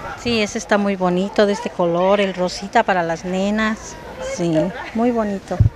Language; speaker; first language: Spanish; native; Spanish